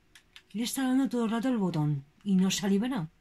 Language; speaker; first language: Spanish; native; Spanish